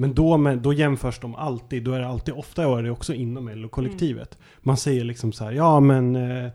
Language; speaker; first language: Swedish; native; Swedish